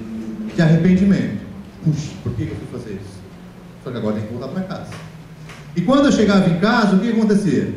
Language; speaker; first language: Portuguese; native; Portuguese